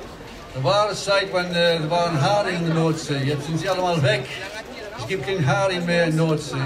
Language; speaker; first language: German; non-native, learner; English